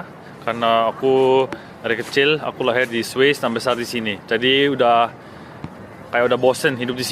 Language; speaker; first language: Indonesian; early bilingual, heritage; Indonesian